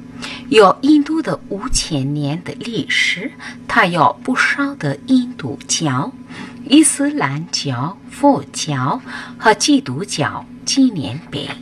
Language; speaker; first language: Chinese; non-native, fluent; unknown